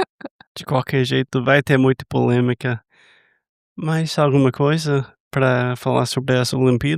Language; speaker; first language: Portuguese; non-native, fluent; English